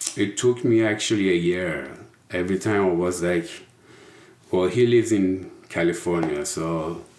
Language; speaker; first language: English; non-native, fluent; Persian